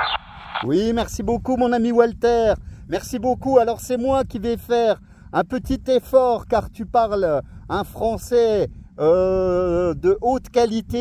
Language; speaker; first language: French; native; French